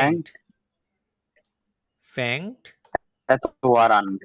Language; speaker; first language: German; non-native, learner; Bangla